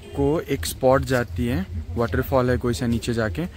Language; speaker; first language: Hindi; non-native, local second language; Assamese